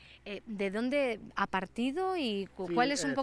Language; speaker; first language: Spanish; native; Spanish